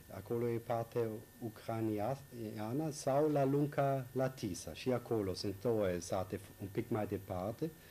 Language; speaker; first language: Romanian; non-native, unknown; German